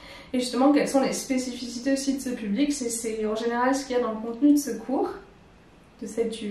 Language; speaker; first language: French; native; French